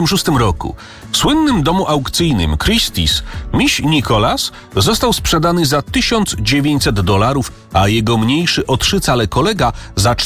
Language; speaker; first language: Polish; native; Polish